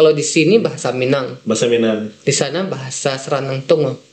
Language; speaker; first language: Indonesian; non-native, fluent; Dutch